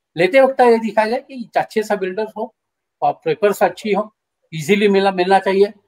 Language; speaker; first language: Hindi; non-native, local second language; Marathi